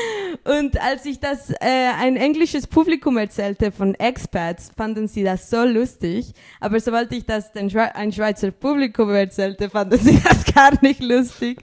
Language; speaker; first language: German; early bilingual, other home language; Spanish